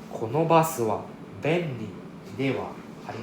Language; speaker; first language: Japanese; non-native, fluent; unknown